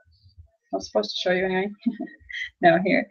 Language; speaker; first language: English; native; English